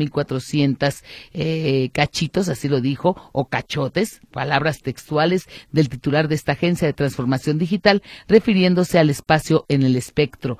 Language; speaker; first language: Spanish; native; Spanish